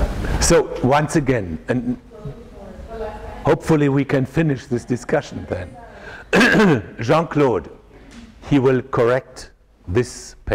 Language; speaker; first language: English; non-native, fluent; German